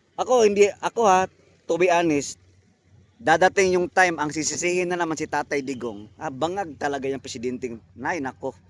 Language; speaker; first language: Filipino; non-native, local second language; Cebuano